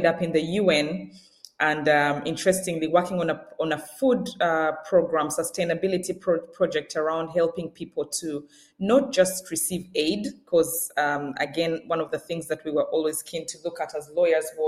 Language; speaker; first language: English; non-native, local second language; Ganda